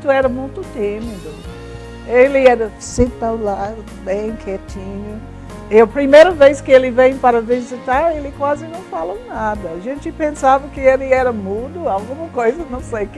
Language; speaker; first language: Portuguese; non-native, fluent; English